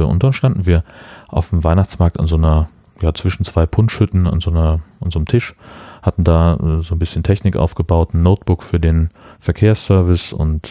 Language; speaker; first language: German; native; German